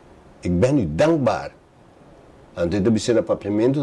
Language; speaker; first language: Dutch; non-native, local second language; Papiamento